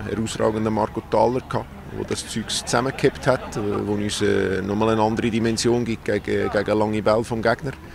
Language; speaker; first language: German; native; German